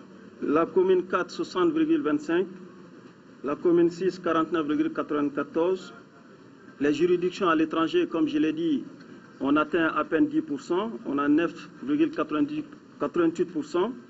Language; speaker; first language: French; non-native, local second language; Bambara